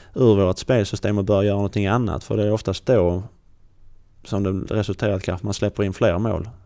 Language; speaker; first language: Swedish; native; Swedish